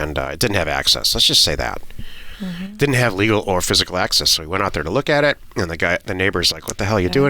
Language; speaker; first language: English; native; English